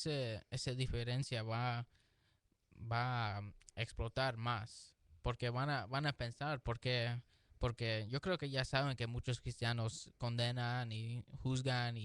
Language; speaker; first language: Spanish; early bilingual, heritage; Spanish